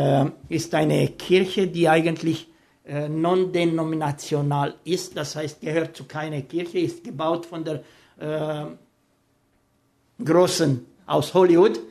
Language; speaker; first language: German; non-native, fluent; Romanian